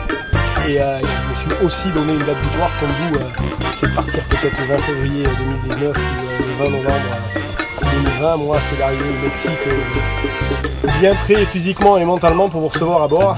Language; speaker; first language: French; native; French